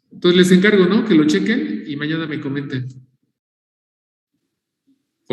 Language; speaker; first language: Spanish; native; Spanish